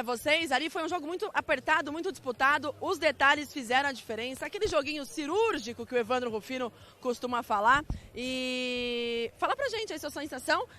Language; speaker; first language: Portuguese; native; Portuguese